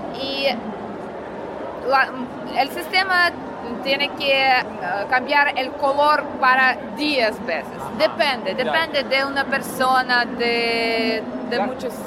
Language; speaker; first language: Spanish; non-native, learner; Russian